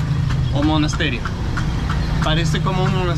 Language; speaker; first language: Spanish; non-native, fluent; Danish